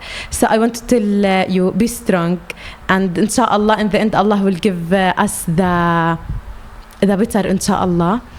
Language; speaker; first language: English; non-native, learner; Arabic